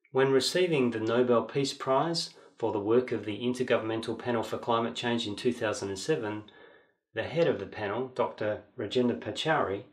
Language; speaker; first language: English; native; English